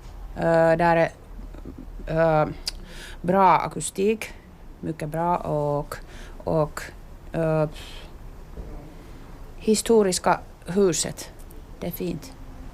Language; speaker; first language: Swedish; non-native, learner; Finnish